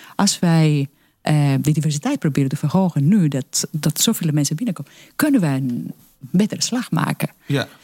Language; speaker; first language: Dutch; non-native, fluent; Greek